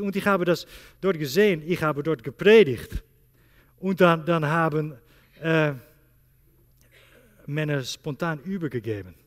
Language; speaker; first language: German; non-native, learner; Dutch